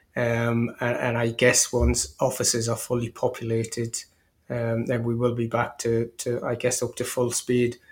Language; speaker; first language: English; native; English